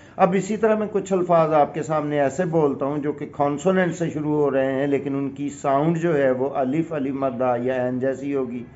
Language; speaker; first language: Urdu; non-native, local second language; Punjabi